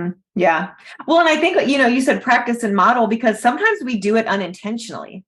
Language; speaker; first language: English; native; English